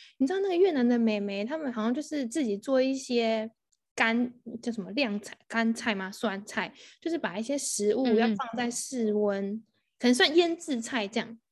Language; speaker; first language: Chinese; native; Chinese